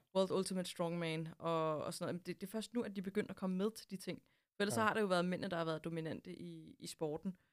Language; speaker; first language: Danish; native; Danish